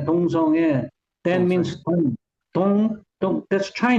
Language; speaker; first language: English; non-native, learner; Korean